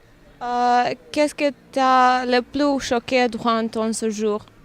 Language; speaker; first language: French; non-native, learner; Bosnian